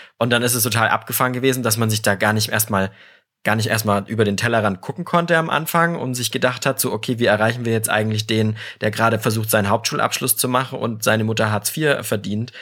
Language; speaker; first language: German; native; German